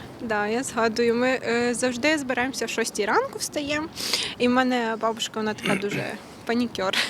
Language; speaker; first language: Ukrainian; native; Ukrainian